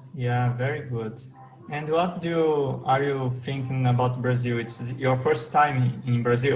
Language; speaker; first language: English; non-native, learner; Portuguese